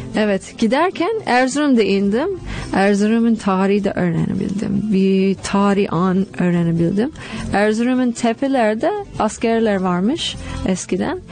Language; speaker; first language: Turkish; non-native, fluent; English